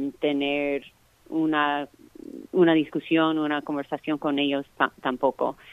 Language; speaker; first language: Spanish; non-native, fluent; English